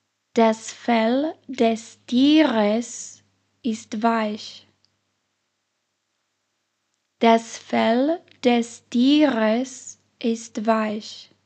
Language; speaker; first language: German; non-native, fluent; Slovak